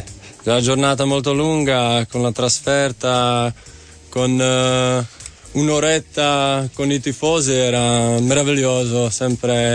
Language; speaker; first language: Italian; non-native, fluent; Czech